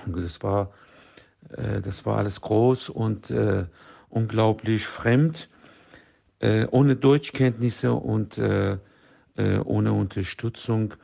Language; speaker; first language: German; non-native, fluent; Persian